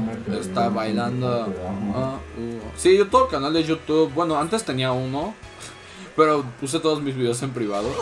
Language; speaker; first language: Spanish; native; Spanish